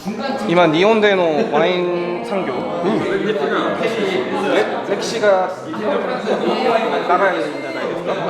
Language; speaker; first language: Japanese; non-native, fluent; Korean